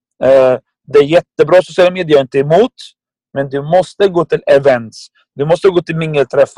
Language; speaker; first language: Swedish; non-native, fluent; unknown